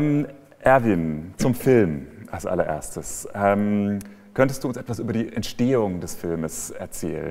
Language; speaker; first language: German; native; German